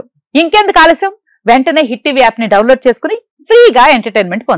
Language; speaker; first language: Telugu; native; Telugu